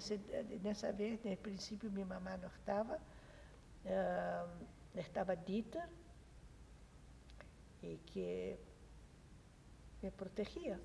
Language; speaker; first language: Spanish; non-native, fluent; Portuguese